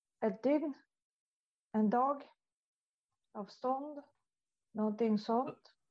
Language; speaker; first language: Swedish; non-native, fluent; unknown